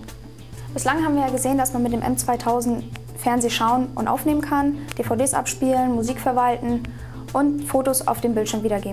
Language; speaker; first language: German; native; German